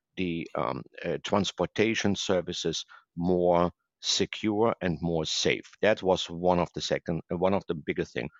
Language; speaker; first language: English; non-native, fluent; German